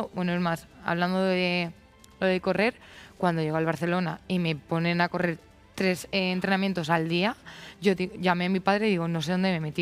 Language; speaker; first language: Spanish; native; Spanish